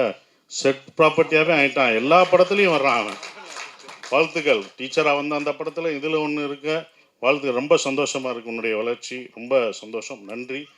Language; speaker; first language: Tamil; native; Tamil